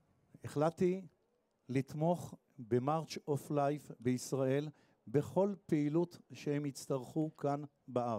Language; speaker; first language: Hebrew; native; Hebrew